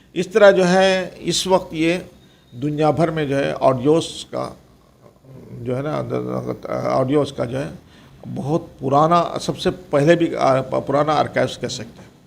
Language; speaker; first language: Urdu; non-native, local second language; Konkani